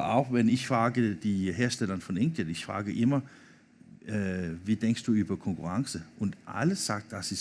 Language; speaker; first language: German; non-native, learner; Danish